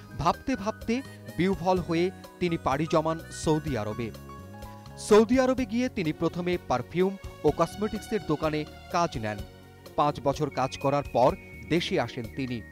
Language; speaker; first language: Bangla; native; Bangla